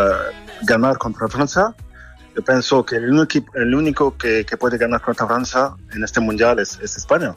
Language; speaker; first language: Spanish; non-native, fluent; French